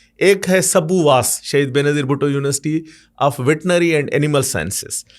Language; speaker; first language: Urdu; non-native, local second language; Sindhi